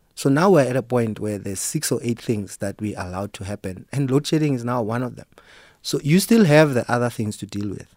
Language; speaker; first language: English; non-native, local second language; Southern Sotho